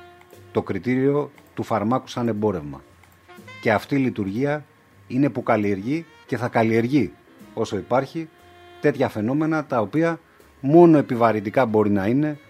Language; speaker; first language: Greek; native; Greek